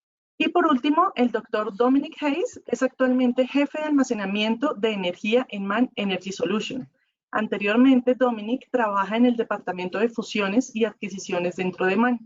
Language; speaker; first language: Spanish; native; Spanish